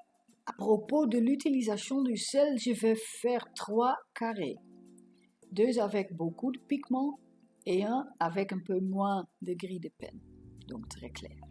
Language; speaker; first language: French; non-native, learner; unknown